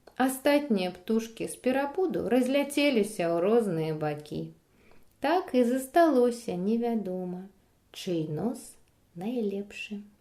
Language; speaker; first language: Belarusian; non-native, local second language; Russian